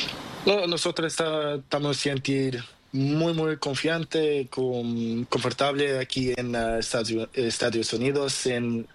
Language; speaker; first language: Spanish; non-native, learner; Portuguese